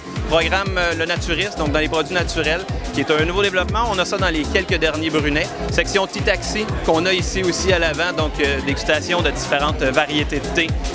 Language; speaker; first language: French; native; French